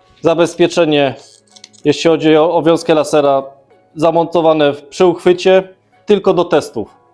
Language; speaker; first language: Polish; native; Polish